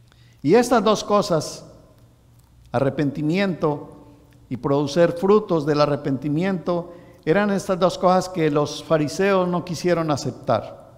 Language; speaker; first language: Spanish; native; Spanish